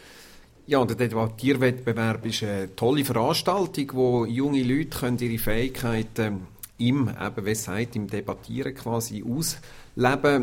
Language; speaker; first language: German; native; German